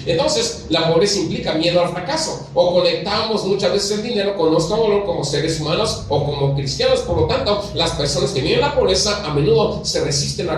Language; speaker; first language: Spanish; native; Spanish